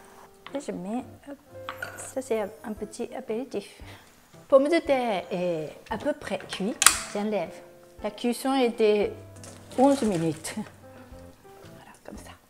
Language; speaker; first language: French; non-native, fluent; Japanese